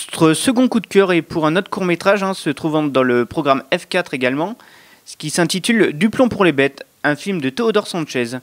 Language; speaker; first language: French; native; French